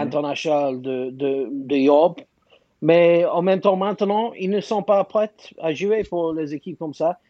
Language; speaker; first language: French; non-native, fluent; English